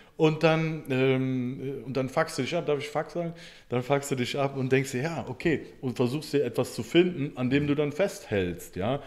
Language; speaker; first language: German; native; German